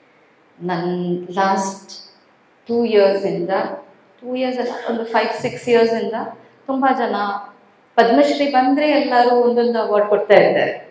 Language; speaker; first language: Kannada; non-native, local second language; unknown